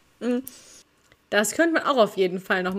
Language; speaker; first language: German; native; German